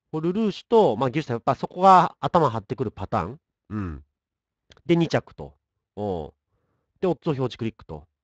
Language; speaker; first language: Japanese; native; Japanese